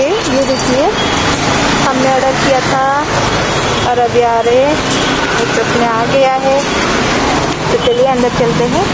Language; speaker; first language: Hindi; native; Hindi